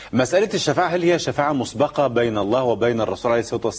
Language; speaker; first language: Arabic; native; Arabic